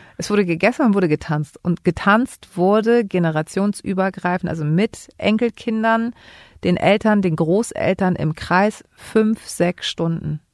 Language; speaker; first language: German; early bilingual, other home language; Greek